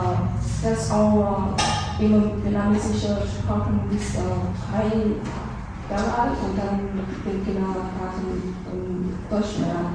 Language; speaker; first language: German; non-native, learner; Vietnamese